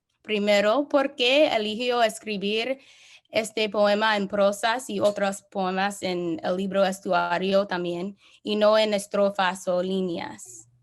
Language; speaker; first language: Spanish; non-native, learner; English